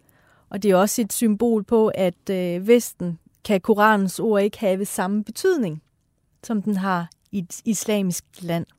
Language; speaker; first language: Danish; early bilingual, other home language; Persian